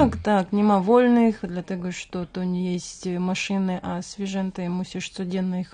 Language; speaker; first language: Polish; non-native, learner; Ukrainian